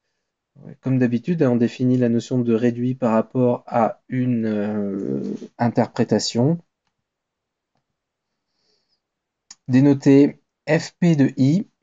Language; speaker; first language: French; native; French